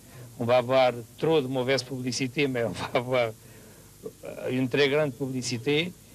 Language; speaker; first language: French; non-native, fluent; Portuguese